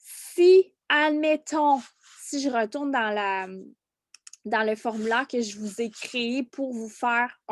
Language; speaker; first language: French; native; French